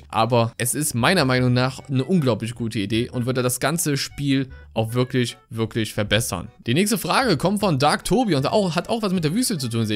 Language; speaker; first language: German; native; German